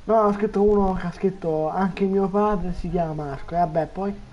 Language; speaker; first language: Italian; native; Italian